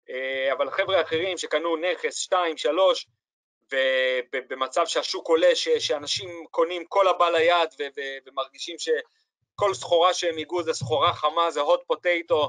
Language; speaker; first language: Hebrew; native; Hebrew